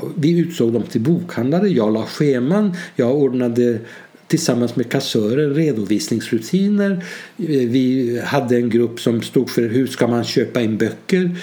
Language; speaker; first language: Swedish; early bilingual, other home language; Hungarian